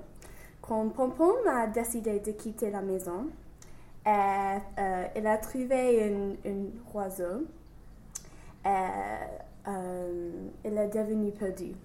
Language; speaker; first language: French; non-native, learner; English